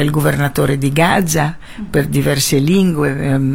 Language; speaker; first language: Italian; non-native, fluent; Arabic